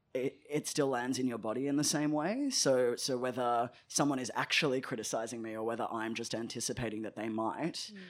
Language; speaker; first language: English; native; English